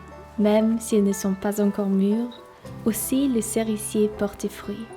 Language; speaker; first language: French; non-native, learner; English